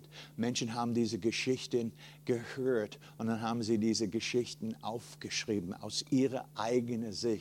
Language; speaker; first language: German; non-native, fluent; English